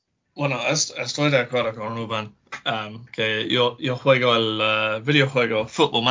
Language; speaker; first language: Spanish; non-native, learner; English